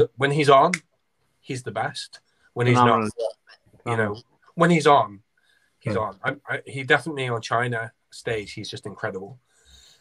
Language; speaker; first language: English; native; English